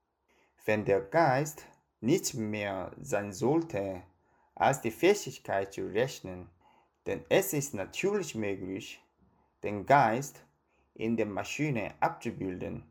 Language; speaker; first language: German; non-native, fluent; Korean